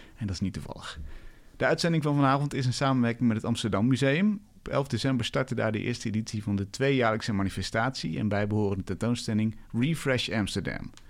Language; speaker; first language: Dutch; native; Dutch